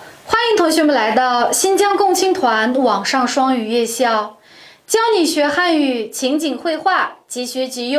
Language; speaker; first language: Chinese; non-native, local second language; Uyghur